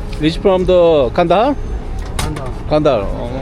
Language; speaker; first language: English; non-native, learner; Korean